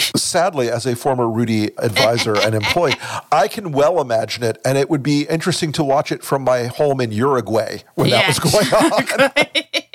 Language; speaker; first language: English; native; English